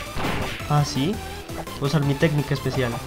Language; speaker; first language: Spanish; native; Spanish